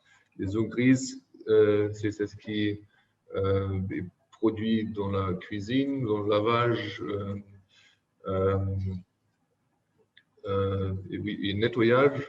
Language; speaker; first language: French; non-native, fluent; German